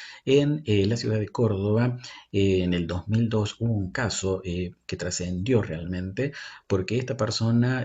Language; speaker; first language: Spanish; native; Spanish